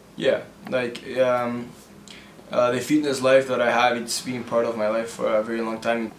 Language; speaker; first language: English; early bilingual, other home language; Spanish